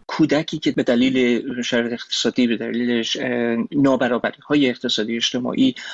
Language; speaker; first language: Persian; native; Persian